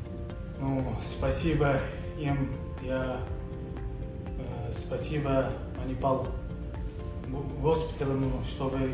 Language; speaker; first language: Russian; non-native, learner; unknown